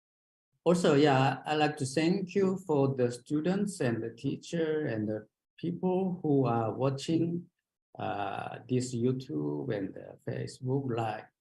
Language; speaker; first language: English; non-native, learner; Japanese